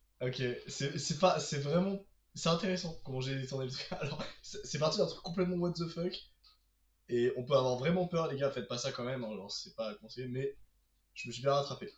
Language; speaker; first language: French; native; French